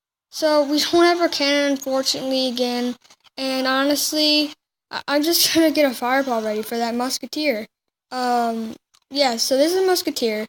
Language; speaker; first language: English; native; English